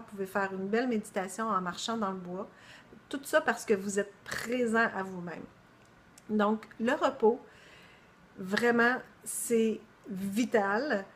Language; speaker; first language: French; native; French